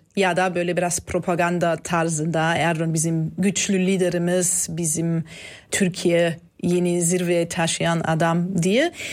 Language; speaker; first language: Turkish; non-native, fluent; German